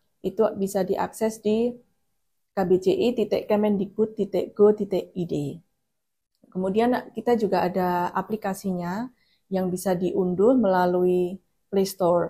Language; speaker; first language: Indonesian; non-native, local second language; Javanese